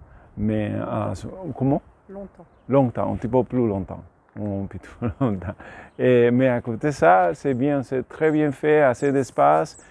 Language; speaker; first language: French; non-native, learner; Spanish